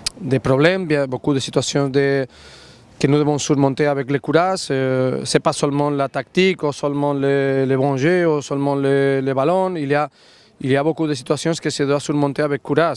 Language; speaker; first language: French; non-native, learner; Spanish